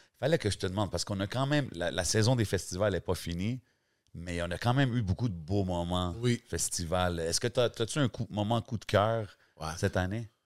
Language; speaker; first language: French; native; French